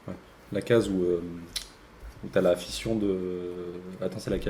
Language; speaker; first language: French; native; French